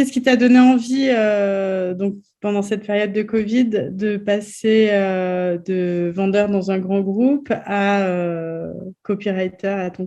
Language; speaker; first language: French; native; French